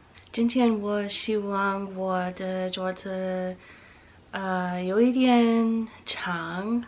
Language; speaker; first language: Chinese; non-native, learner; English